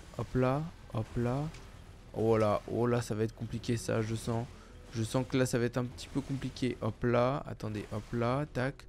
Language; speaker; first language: French; native; French